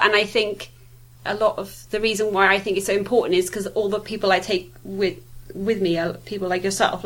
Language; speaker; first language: English; native; English